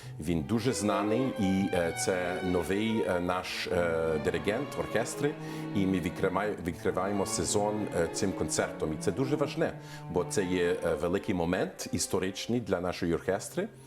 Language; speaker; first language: Ukrainian; early bilingual, heritage; Ukrainian